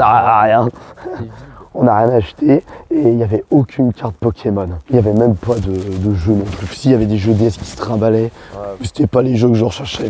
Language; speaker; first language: French; native; French